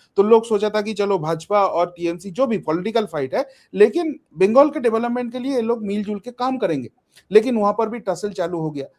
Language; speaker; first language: Hindi; non-native, local second language; Bangla